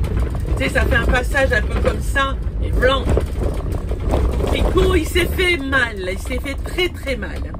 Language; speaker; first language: French; native; French